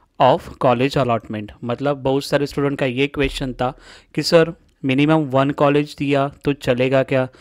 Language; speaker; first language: Hindi; non-native, local second language; Marathi